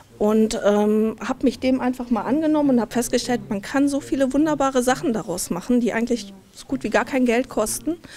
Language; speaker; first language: German; native; German